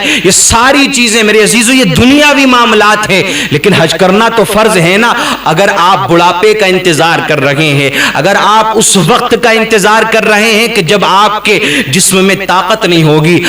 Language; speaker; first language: Urdu; native; Urdu